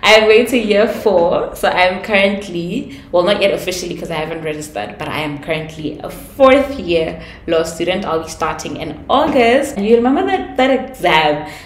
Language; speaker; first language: English; non-native, local second language; Tswana